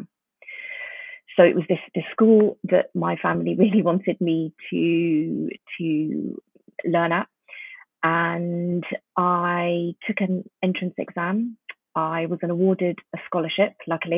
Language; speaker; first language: English; early bilingual, other home language; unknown